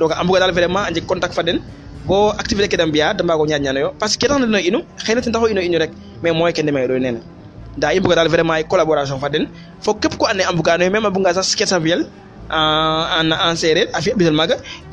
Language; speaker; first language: English; non-native, fluent; Serer